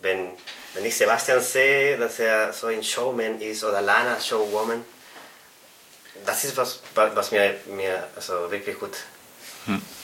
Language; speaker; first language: German; non-native, fluent; Spanish